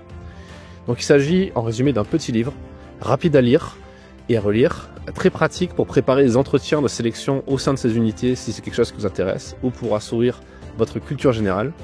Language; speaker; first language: French; native; French